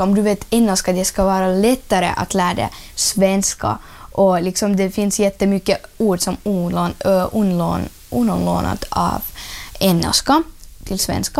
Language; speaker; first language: Swedish; non-native, learner; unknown